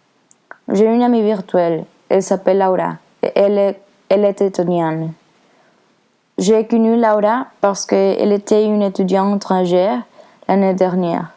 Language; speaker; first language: French; non-native, learner; Spanish